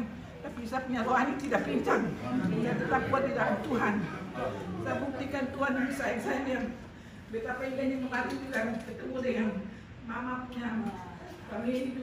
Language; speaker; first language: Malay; non-native, local second language; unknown